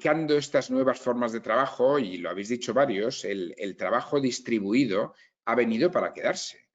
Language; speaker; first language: Spanish; native; Spanish